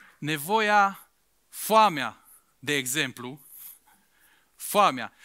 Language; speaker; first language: Romanian; non-native, local second language; Hungarian